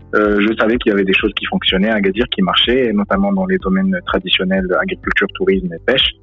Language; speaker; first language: French; non-native, local second language; Arabic